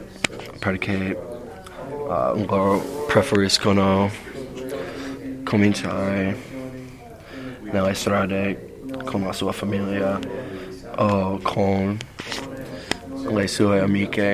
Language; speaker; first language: Italian; non-native, learner; English